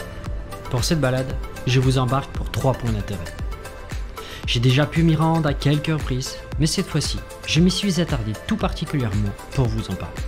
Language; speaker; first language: French; native; French